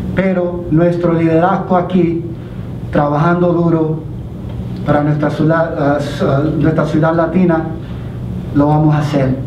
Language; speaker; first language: Spanish; early bilingual, heritage; Spanish